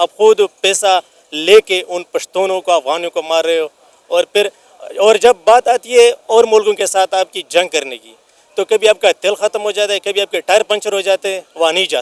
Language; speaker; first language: Hindi; non-native, local second language; Pashto